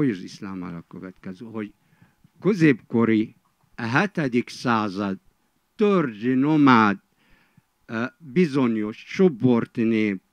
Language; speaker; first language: Hungarian; non-native, fluent; Arabic